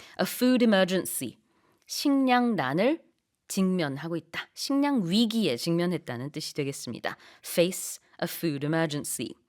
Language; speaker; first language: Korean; native; Korean